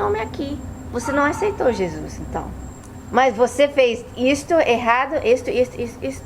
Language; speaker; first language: Portuguese; non-native, fluent; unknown